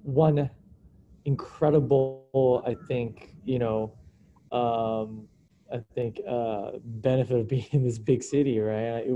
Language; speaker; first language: English; early bilingual, other home language; Japanese